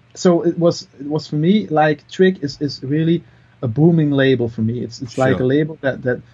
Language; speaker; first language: English; non-native, fluent; Dutch